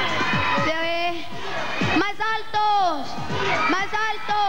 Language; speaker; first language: Spanish; non-native, fluent; Portuguese